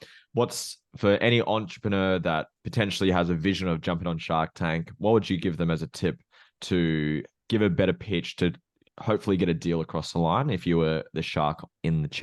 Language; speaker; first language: English; native; English